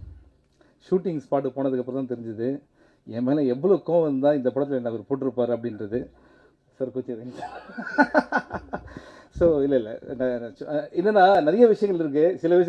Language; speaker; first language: Tamil; native; Tamil